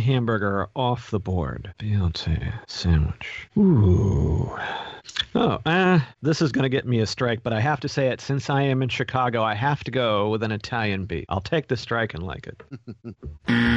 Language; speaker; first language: English; native; English